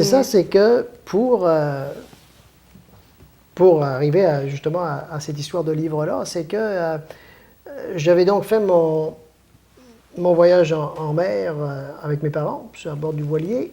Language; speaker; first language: French; native; French